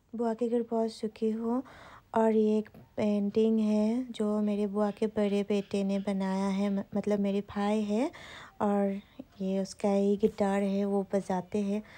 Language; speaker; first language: Hindi; non-native, local second language; Assamese